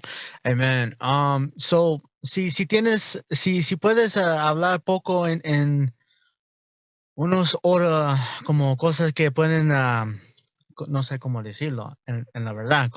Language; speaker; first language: Spanish; non-native, learner; English